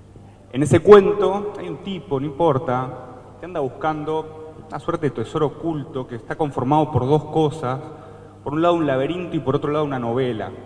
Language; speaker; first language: Spanish; native; Spanish